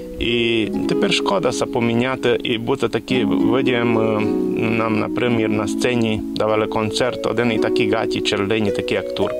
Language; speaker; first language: Ukrainian; early bilingual, heritage; Rusyn